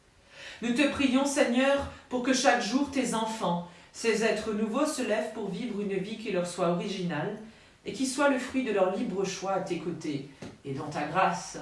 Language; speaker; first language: French; native; French